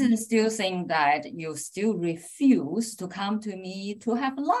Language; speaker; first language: English; non-native, fluent; Chinese